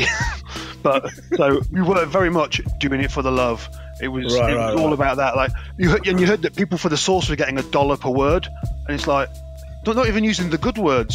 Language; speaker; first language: English; native; English